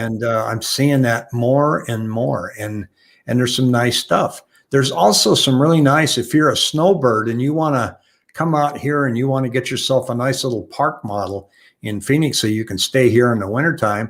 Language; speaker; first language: English; native; English